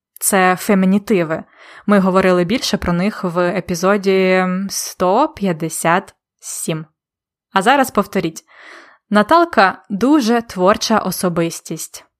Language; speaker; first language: Ukrainian; native; Ukrainian